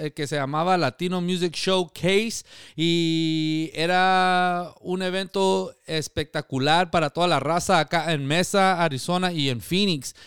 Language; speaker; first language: Spanish; early bilingual, other home language; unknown